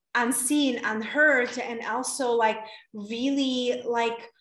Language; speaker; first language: English; non-native, fluent; Czech